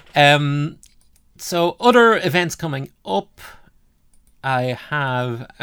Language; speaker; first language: English; native; English